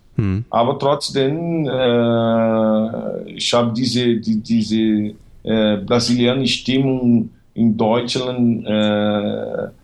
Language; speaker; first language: German; non-native, fluent; Portuguese